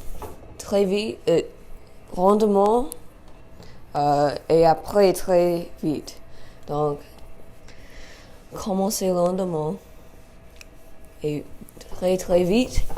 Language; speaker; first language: French; non-native, learner; English